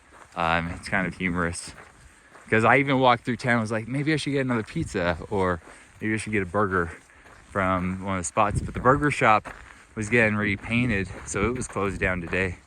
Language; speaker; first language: English; native; English